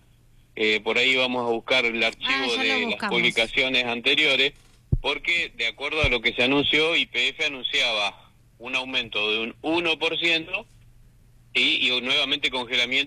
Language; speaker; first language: Spanish; native; Spanish